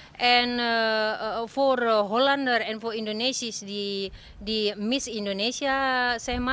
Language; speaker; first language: Dutch; non-native, learner; Indonesian